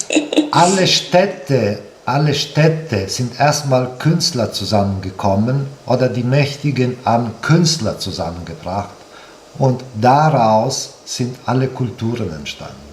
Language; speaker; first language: German; non-native, fluent; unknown